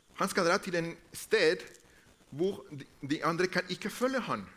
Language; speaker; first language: Norwegian; non-native, fluent; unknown